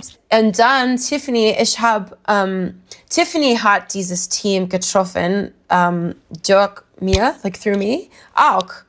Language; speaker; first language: German; non-native, learner; English